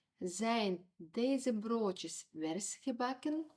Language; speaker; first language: Dutch; non-native, fluent; Ukrainian